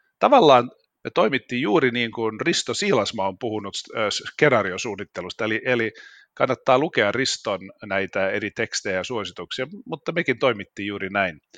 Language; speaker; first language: Finnish; non-native, local second language; Swedish